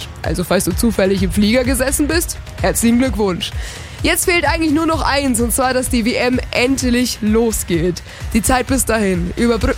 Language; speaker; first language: German; native; German